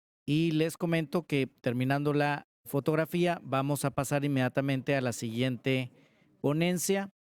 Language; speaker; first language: Spanish; native; Spanish